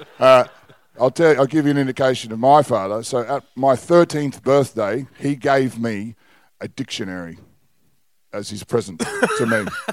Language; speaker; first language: English; native; English